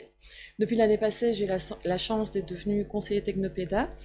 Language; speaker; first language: French; native; French